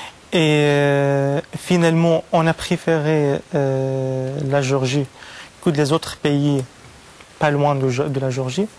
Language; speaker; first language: French; non-native, fluent; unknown